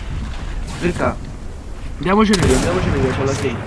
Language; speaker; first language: Italian; native; Italian